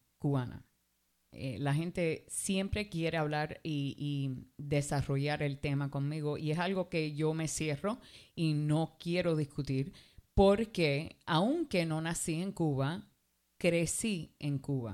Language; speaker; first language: English; early bilingual, other home language; Spanish